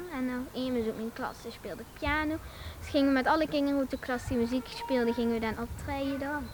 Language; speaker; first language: Dutch; native; Dutch